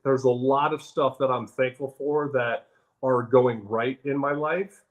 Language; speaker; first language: English; native; English